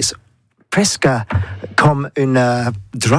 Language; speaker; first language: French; non-native, learner; English